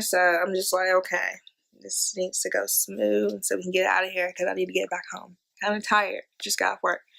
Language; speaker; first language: English; native; English